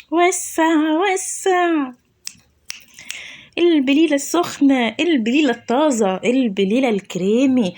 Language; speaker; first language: Arabic; native; Arabic